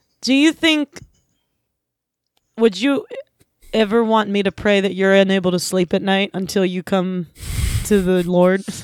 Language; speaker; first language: English; native; English